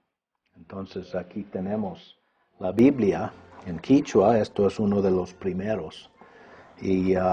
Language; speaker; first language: Spanish; early bilingual, other home language; English